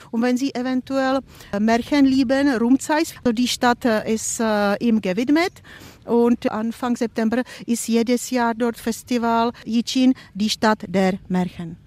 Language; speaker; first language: German; non-native, fluent; Czech